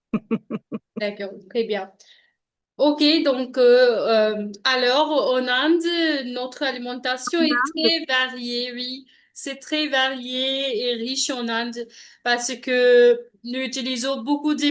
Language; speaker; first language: French; non-native, learner; Punjabi